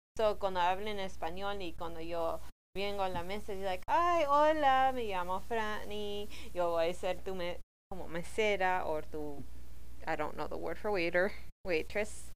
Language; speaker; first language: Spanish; early bilingual, heritage; Spanish